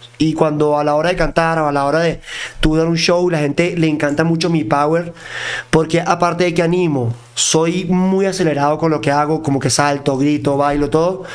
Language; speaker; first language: Spanish; native; Spanish